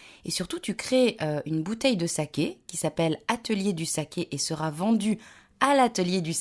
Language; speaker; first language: French; native; French